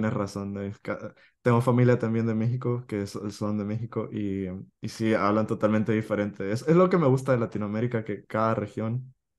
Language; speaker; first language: Spanish; native; Spanish